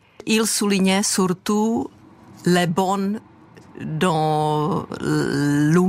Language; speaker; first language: French; non-native, fluent; Czech